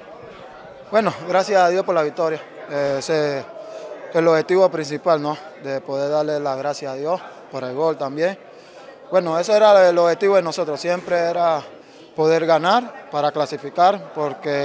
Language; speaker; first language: Spanish; native; Spanish